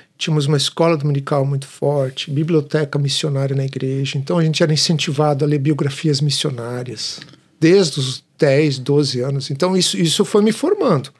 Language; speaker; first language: Portuguese; native; Portuguese